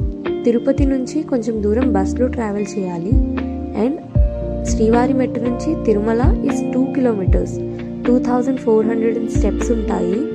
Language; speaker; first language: Telugu; native; Telugu